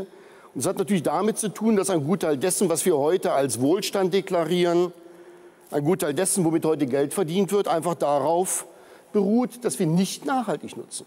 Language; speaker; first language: German; native; German